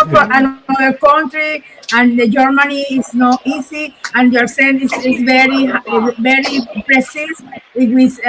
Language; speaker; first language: English; non-native, learner; Spanish